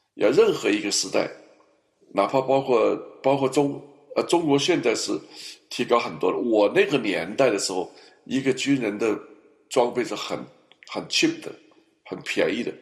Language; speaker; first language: Chinese; native; Chinese